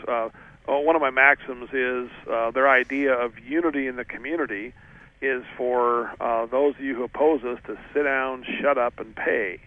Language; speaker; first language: English; native; English